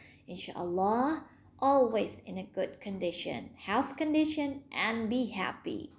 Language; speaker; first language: English; non-native, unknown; Indonesian